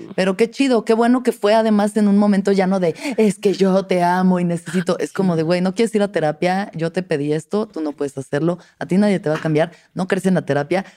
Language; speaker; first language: Spanish; native; Spanish